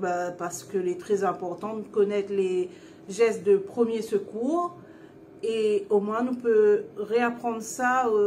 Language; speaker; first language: French; non-native, local second language; Réunion Creole French